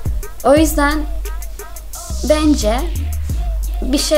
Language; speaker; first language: Turkish; non-native, learner; English